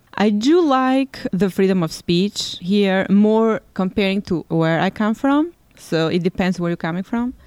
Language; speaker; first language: English; non-native, fluent; Albanian